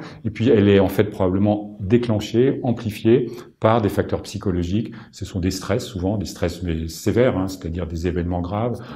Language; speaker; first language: French; native; French